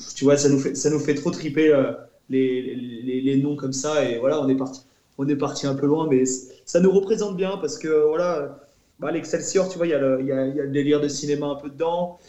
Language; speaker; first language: French; native; French